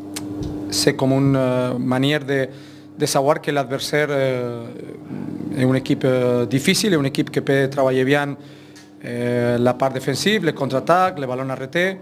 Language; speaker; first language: French; non-native, fluent; Spanish